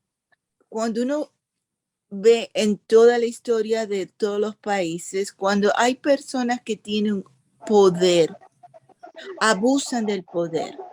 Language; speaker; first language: Spanish; early bilingual, other home language; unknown